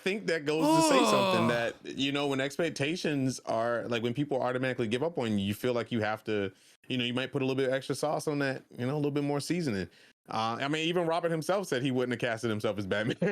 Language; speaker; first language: English; native; English